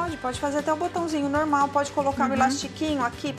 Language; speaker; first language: Portuguese; native; Portuguese